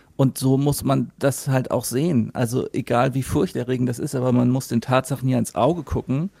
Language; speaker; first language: German; native; German